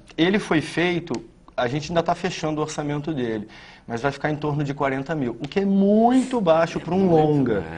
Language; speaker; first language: Portuguese; native; Portuguese